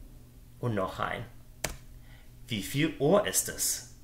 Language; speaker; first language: German; non-native, fluent; English